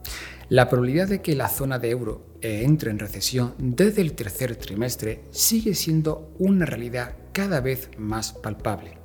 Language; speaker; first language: Spanish; native; Spanish